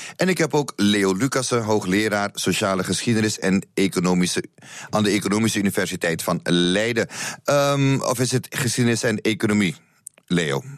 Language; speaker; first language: Dutch; native; Dutch